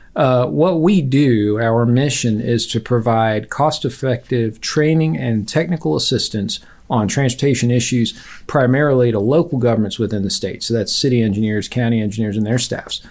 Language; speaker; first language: English; native; English